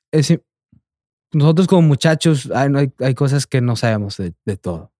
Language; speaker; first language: Spanish; native; Spanish